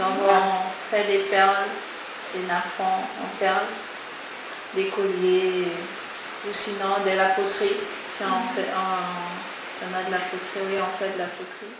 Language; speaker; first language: French; non-native, local second language; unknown